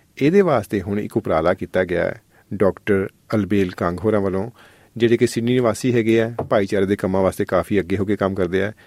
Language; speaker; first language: Punjabi; native; Punjabi